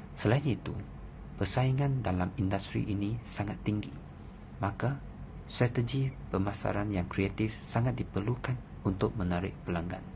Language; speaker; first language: Malay; non-native, local second language; Chinese